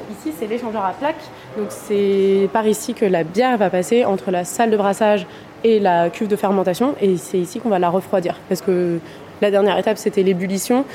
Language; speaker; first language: French; native; French